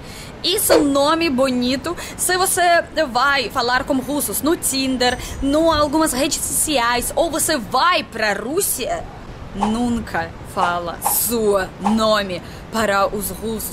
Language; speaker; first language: Portuguese; non-native, fluent; Russian